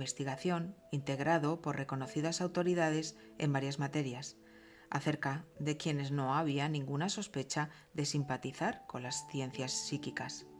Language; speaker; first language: Spanish; native; Spanish